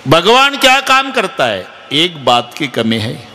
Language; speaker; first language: Hindi; non-native, local second language; Marathi